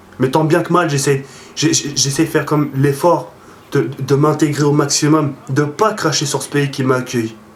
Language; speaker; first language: French; early bilingual, other home language; Arabic